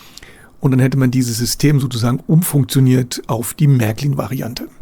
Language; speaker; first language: German; native; German